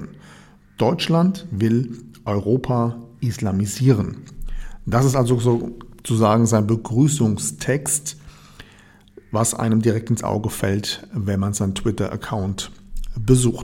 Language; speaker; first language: German; native; German